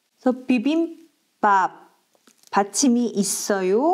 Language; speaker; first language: Korean; non-native, learner; German